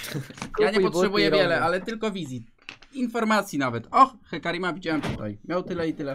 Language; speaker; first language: Polish; native; Polish